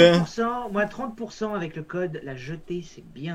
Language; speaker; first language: French; native; French